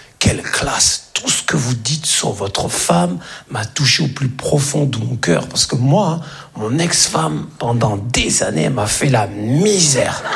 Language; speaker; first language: French; early bilingual, other home language; Arabic